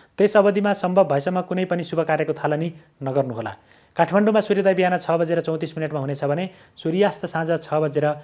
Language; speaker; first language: Nepali; native; Nepali